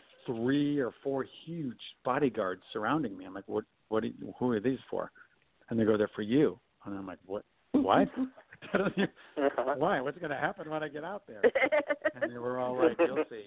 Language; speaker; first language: English; native; English